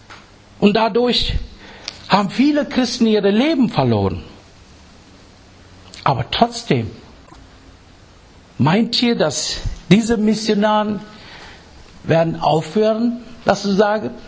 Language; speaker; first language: German; non-native, fluent; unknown